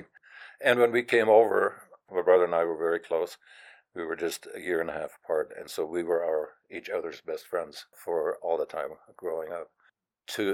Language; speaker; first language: English; non-native, fluent; German